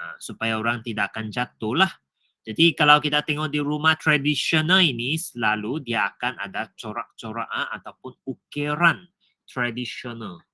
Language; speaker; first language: Malay; non-native, local second language; Chinese